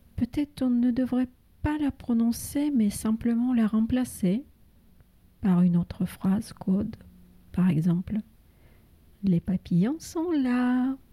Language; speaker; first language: French; non-native, fluent; Russian